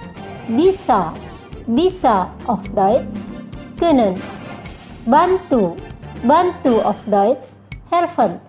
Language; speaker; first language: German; non-native, fluent; Indonesian